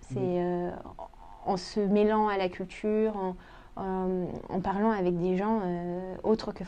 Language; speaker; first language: French; early bilingual, other home language; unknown